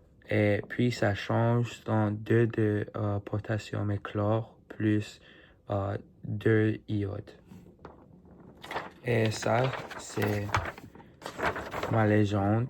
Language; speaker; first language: French; non-native, learner; English